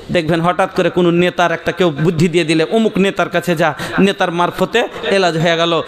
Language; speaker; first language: Bangla; non-native, local second language; Bhojpuri